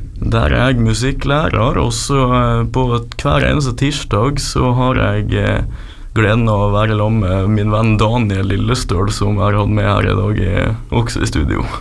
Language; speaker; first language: Norwegian; native; Norwegian